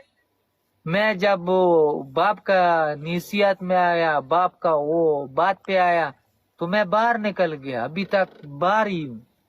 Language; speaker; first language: Hindi; non-native, fluent; Pashto